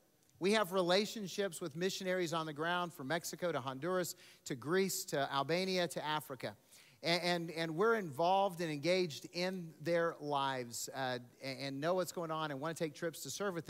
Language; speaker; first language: English; native; English